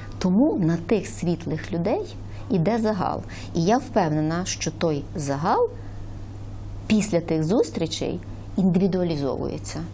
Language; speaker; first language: Ukrainian; native; Ukrainian